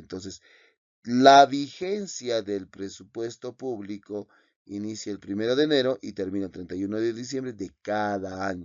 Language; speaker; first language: Spanish; native; Spanish